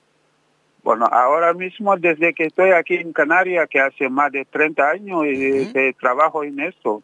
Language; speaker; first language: Spanish; non-native, fluent; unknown